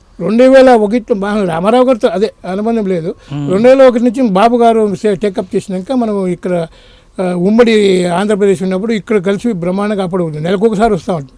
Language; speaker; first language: Telugu; native; Telugu